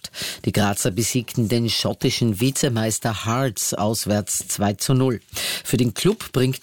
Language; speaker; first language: German; native; German